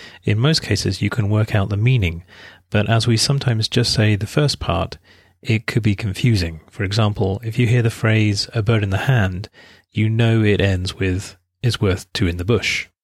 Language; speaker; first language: English; native; English